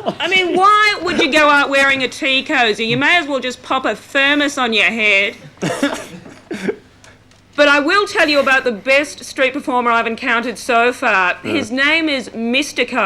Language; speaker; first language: English; native; English